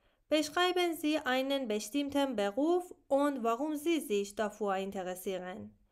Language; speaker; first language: German; non-native, learner; Persian